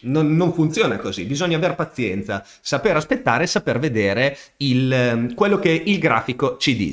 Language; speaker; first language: Italian; native; Italian